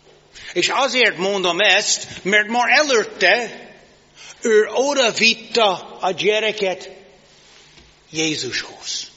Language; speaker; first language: Hungarian; non-native, fluent; English